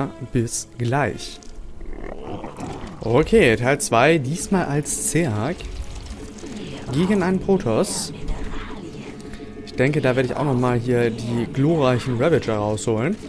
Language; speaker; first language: German; native; German